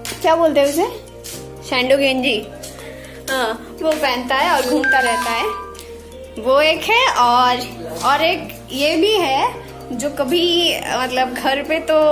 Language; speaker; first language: Hindi; non-native, local second language; Bangla